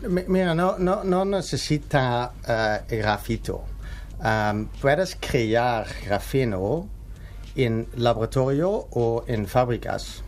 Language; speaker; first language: Spanish; non-native, learner; Dutch